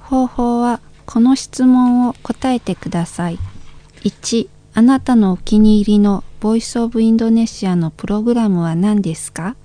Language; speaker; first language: Japanese; non-native, fluent; Indonesian